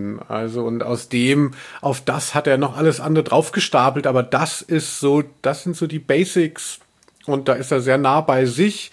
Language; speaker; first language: German; native; German